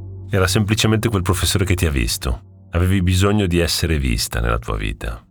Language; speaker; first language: Italian; native; Italian